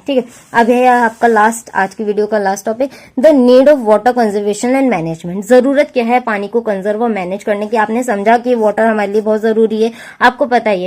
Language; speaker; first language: Hindi; native; Hindi